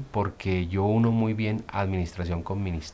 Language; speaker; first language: Spanish; native; Spanish